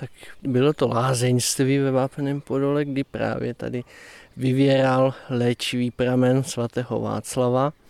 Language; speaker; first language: Czech; native; Czech